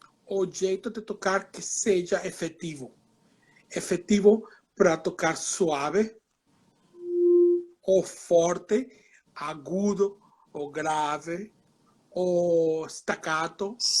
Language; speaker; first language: Portuguese; non-native, fluent; Spanish